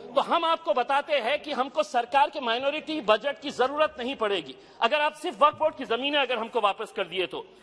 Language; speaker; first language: Hindi; non-native, local second language; Urdu